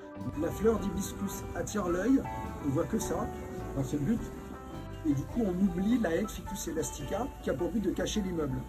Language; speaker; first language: French; native; French